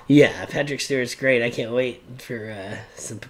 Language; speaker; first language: English; native; English